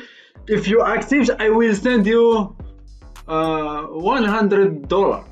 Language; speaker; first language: English; non-native, learner; Arabic